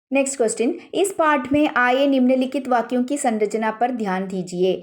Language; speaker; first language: Hindi; non-native, local second language; Malayalam